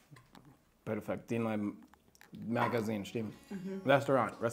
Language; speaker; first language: Romanian; non-native, learner; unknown